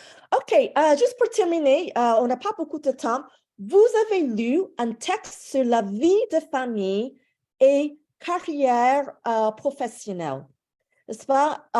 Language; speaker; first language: French; non-native, fluent; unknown